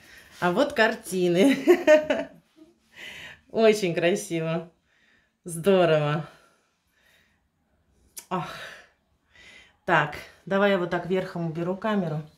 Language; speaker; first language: Russian; native; Russian